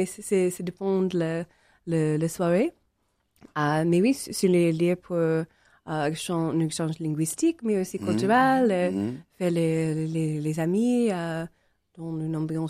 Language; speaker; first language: French; non-native, learner; English